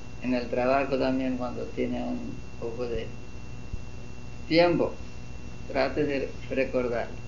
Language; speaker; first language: Spanish; non-native, fluent; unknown